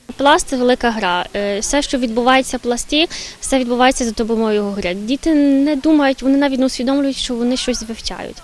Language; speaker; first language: Ukrainian; early bilingual, heritage; Ukrainian